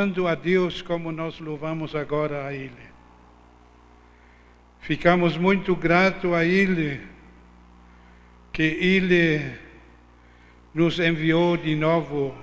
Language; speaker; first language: Portuguese; non-native, fluent; German